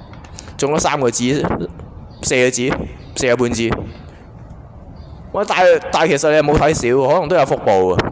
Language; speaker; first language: Cantonese; native; Cantonese